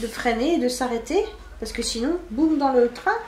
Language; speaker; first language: French; native; French